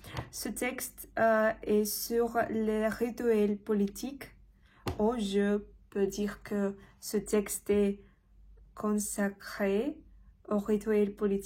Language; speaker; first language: French; non-native, learner; Russian